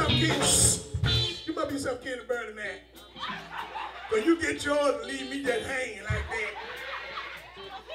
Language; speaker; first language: English; native; English